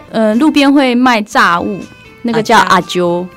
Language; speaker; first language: Chinese; early bilingual, other home language; Burmese